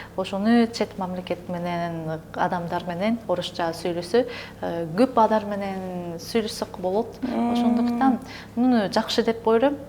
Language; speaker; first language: Kyrgyz; non-native, learner; Japanese